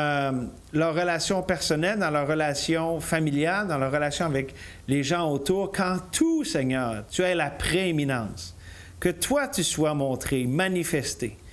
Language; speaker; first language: French; native; French